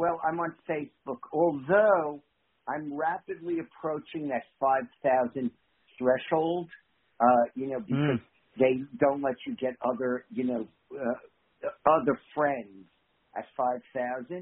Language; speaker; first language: English; native; English